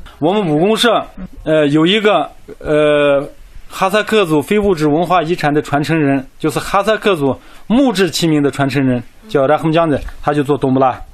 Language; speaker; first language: Chinese; non-native, local second language; Kazakh